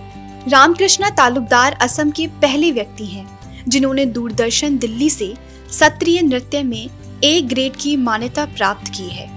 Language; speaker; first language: Hindi; native; Hindi